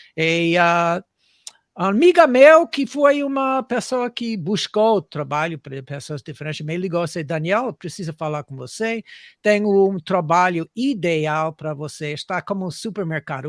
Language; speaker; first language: Portuguese; non-native, fluent; English